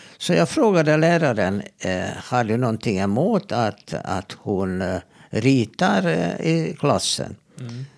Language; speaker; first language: Swedish; non-native, fluent; Hungarian